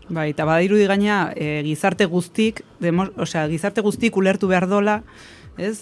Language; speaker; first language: Basque; native; Basque